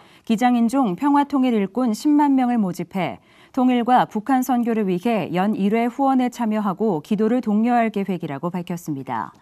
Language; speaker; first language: Korean; native; Korean